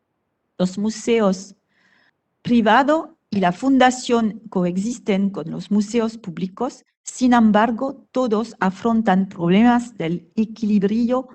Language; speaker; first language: Spanish; non-native, fluent; French